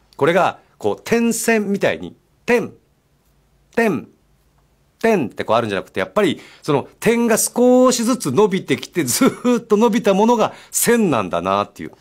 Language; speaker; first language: Japanese; native; Japanese